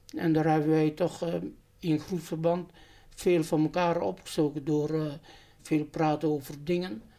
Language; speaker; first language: Dutch; native; Dutch